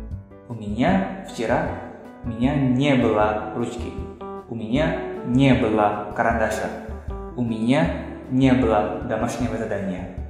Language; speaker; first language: Russian; non-native, fluent; Indonesian